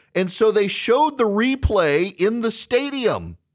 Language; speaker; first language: English; native; English